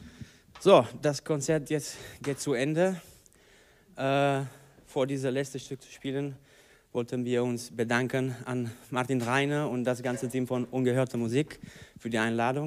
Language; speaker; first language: German; non-native, learner; Spanish